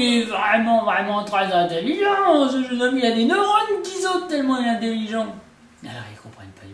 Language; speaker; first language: French; native; French